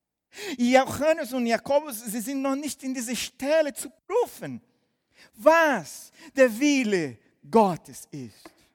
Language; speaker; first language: German; non-native, fluent; Portuguese